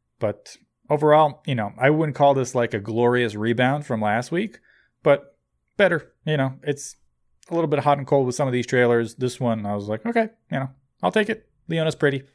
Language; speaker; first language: English; native; English